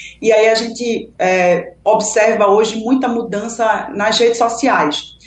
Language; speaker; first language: Portuguese; native; Portuguese